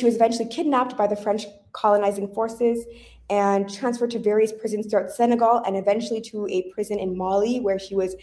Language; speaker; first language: English; native; English